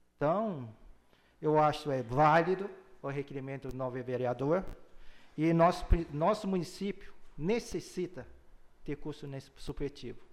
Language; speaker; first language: Portuguese; early bilingual, other home language; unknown